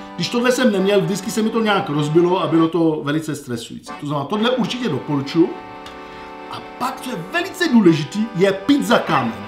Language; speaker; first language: Czech; non-native, fluent; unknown